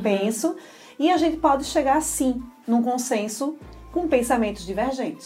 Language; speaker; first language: Portuguese; native; Portuguese